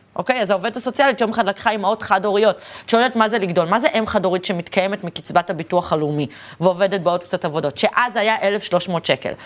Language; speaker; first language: Hebrew; native; Hebrew